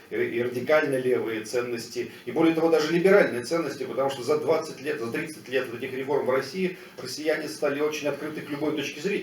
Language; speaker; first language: Russian; native; Russian